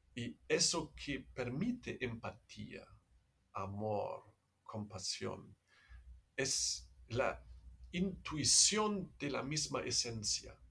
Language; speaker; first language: Spanish; non-native, fluent; German